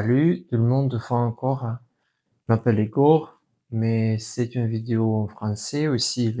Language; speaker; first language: French; non-native, fluent; Russian